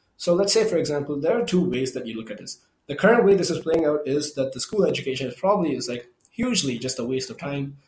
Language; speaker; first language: English; non-native, local second language; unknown